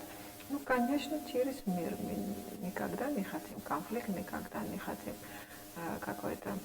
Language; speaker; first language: Russian; non-native, fluent; Dutch